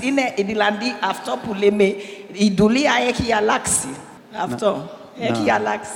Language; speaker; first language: Greek; non-native, learner; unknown